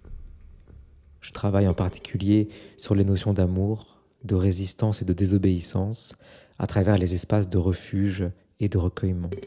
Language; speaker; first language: French; native; French